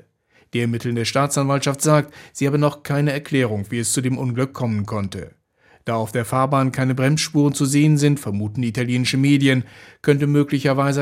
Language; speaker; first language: German; native; German